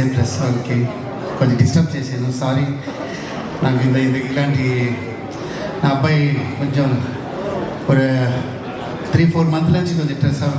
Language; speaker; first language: Telugu; non-native, learner; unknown